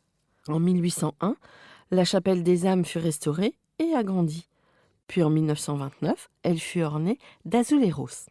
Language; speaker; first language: French; native; French